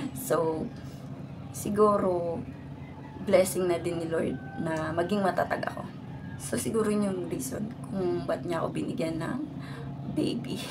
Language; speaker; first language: Filipino; native; Filipino